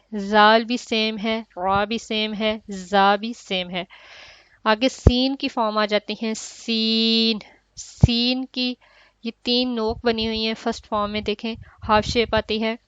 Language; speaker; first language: Urdu; native; Urdu